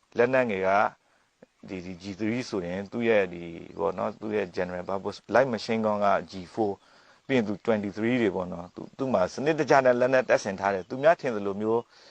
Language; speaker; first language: Burmese; non-native, local second language; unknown